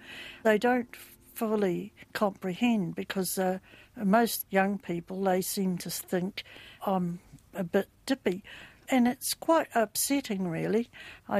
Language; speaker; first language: English; native; English